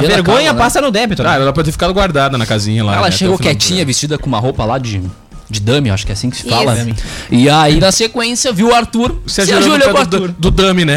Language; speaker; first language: Portuguese; native; Portuguese